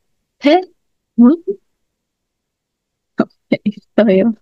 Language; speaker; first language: Korean; non-native, learner; Filipino